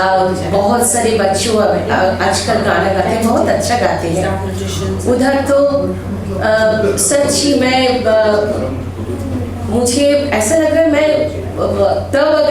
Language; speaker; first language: Hindi; non-native, local second language; Bangla